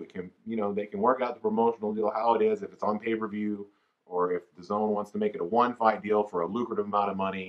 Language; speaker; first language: English; native; English